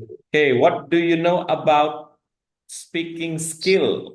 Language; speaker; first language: English; non-native, fluent; Indonesian